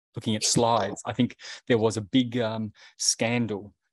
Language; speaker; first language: English; native; English